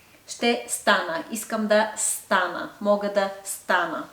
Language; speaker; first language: Bulgarian; non-native, fluent; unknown